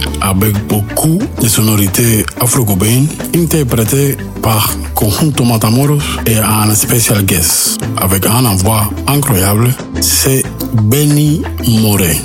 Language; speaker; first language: French; non-native, learner; Spanish